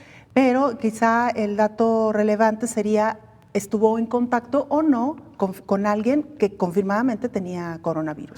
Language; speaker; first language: Spanish; native; Spanish